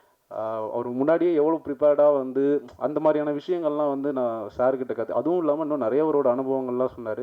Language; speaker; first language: Tamil; native; Tamil